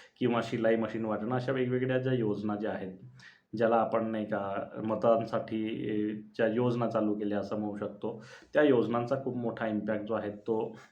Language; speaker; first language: Marathi; non-native, local second language; Bhili